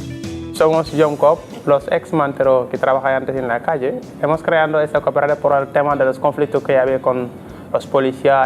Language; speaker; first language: Spanish; non-native, fluent; Wolof